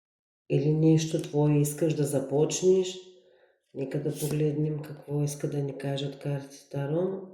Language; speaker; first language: Bulgarian; native; Bulgarian